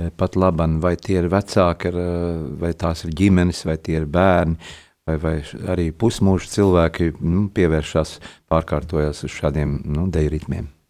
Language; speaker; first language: Latvian; native; Latvian